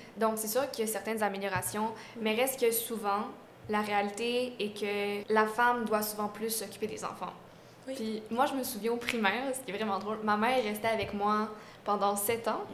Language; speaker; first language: French; native; French